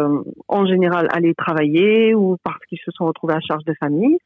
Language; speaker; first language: French; native; French